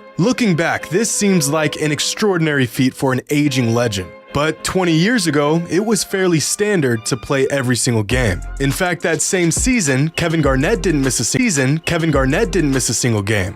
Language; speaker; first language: English; native; English